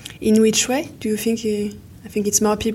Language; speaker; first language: English; non-native, fluent; French